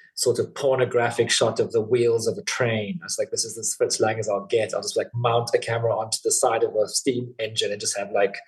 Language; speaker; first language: English; native; English